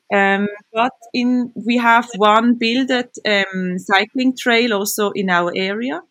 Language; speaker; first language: English; non-native, fluent; Swiss German